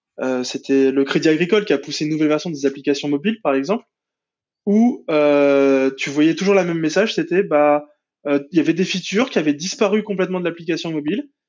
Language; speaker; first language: French; native; French